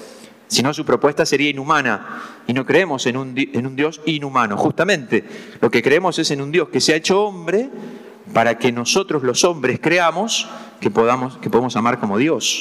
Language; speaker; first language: Spanish; native; Spanish